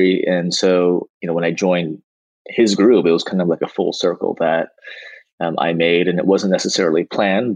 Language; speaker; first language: English; native; English